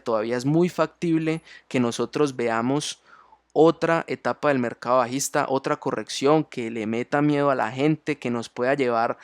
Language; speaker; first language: Spanish; native; Spanish